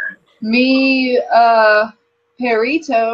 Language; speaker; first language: Spanish; non-native, learner; English